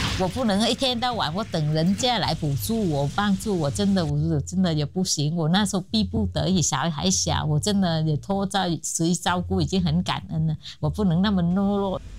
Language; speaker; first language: Chinese; non-native, fluent; Vietnamese